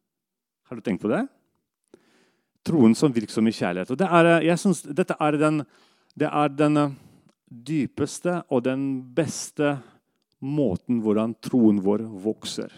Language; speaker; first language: Norwegian; non-native, fluent; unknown